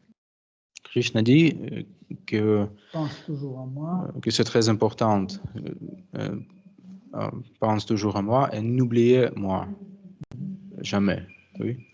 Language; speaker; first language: French; non-native, learner; Russian